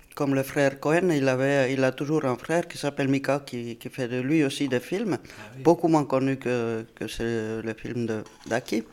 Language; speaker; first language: French; non-native, fluent; Finnish